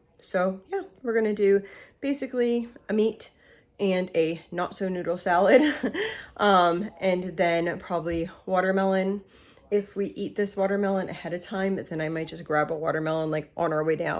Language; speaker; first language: English; native; English